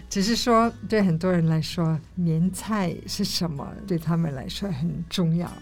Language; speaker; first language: Chinese; non-native, fluent; German